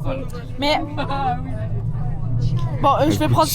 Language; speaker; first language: French; native; French